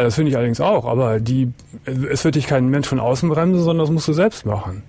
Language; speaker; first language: German; native; German